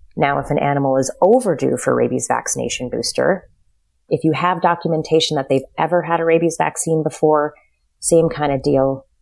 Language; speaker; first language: English; native; English